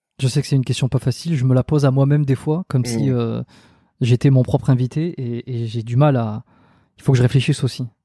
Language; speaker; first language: French; native; French